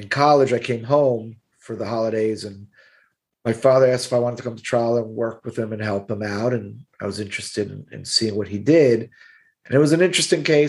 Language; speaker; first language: English; native; English